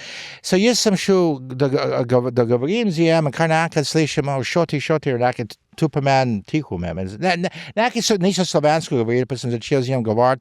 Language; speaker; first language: Slovenian; early bilingual, heritage; Slovenian